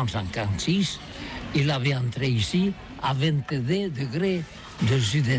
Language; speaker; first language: French; non-native, learner; Catalan